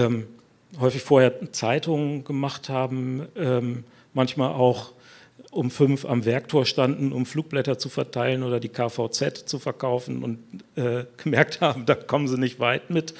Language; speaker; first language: German; native; German